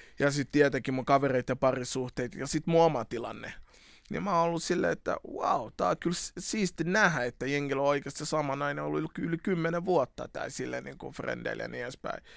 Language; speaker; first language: Finnish; early bilingual, other home language; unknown